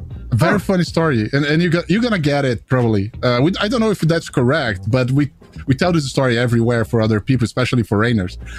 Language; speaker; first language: English; non-native, fluent; Portuguese